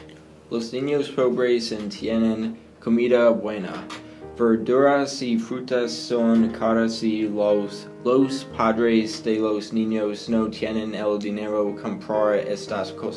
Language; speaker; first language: Spanish; non-native, learner; English